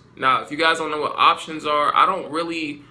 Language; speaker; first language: English; native; English